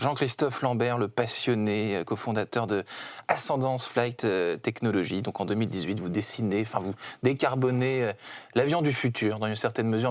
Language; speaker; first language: French; native; French